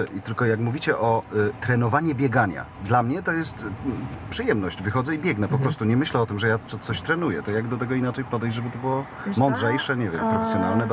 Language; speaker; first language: Polish; native; Polish